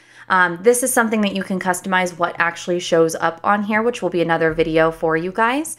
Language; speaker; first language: English; native; English